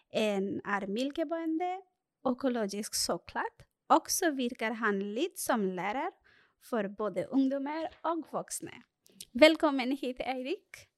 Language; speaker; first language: Norwegian; non-native, fluent; Bangla